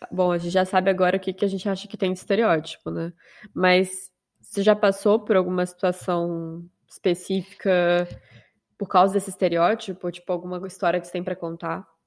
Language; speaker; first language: Portuguese; native; Portuguese